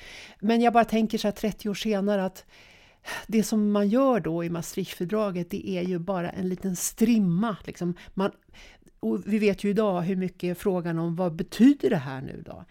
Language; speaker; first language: Swedish; native; Swedish